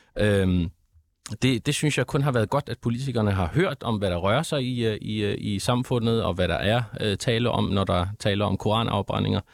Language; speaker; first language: Danish; early bilingual, other home language; Arabic